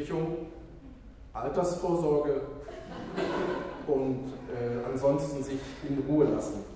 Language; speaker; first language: German; native; German